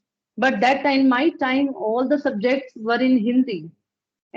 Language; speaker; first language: English; non-native, learner; Punjabi